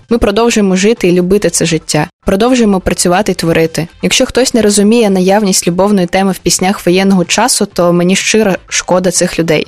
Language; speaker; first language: Ukrainian; native; Ukrainian